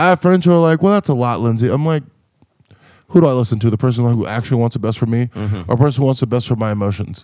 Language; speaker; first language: English; native; English